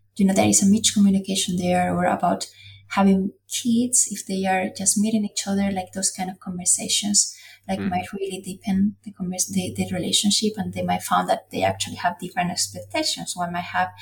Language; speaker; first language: English; non-native, fluent; Spanish